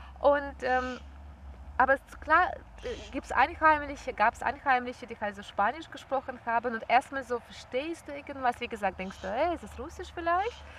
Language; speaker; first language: German; non-native, fluent; Russian